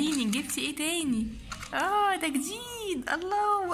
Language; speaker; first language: Arabic; native; Arabic